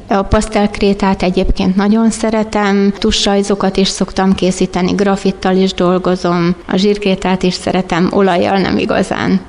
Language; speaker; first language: Hungarian; native; Hungarian